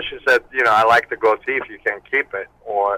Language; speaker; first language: English; non-native, fluent; Armenian